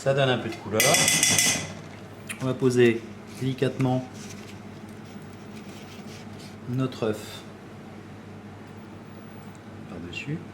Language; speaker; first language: French; native; French